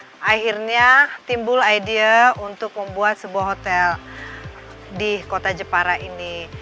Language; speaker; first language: Indonesian; native; Indonesian